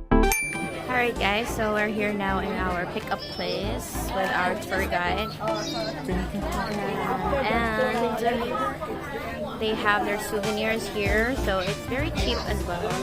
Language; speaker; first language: English; non-native, local second language; Filipino